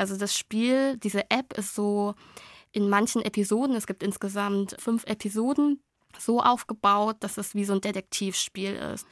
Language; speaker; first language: German; early bilingual, other home language; Vietnamese